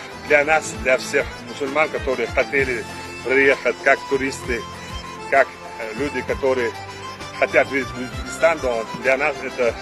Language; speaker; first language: Russian; non-native, local second language; Chechen